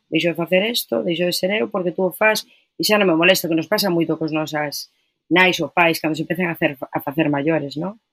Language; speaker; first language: Galician; non-native, local second language; Spanish